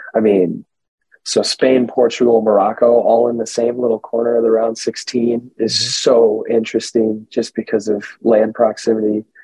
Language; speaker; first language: English; native; English